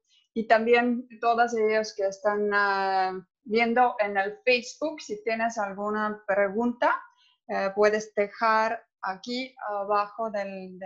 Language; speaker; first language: Spanish; non-native, fluent; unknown